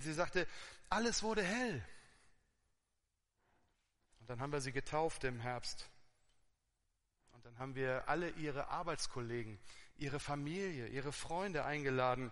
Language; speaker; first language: German; native; German